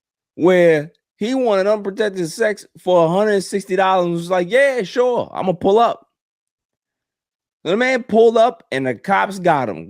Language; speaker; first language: English; native; English